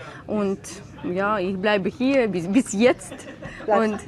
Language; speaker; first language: German; non-native, learner; Ukrainian